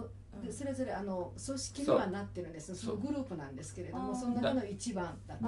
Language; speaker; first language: Japanese; native; Japanese